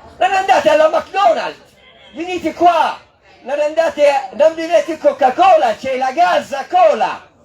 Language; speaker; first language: Italian; non-native, fluent; Arabic